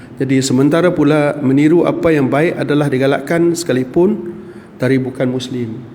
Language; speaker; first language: Malay; non-native, local second language; Iban